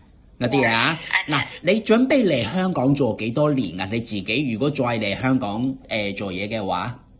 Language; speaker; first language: Cantonese; native; Cantonese